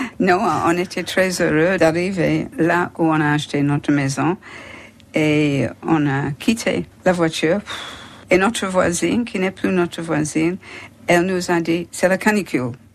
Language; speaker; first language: French; non-native, fluent; English